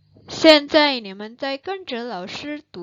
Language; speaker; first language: Chinese; non-native, fluent; Indonesian